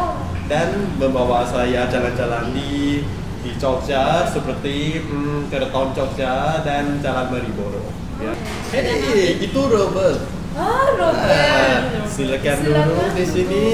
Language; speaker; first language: Indonesian; non-native, learner; Thai